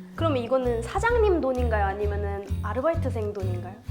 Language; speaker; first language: Korean; native; Korean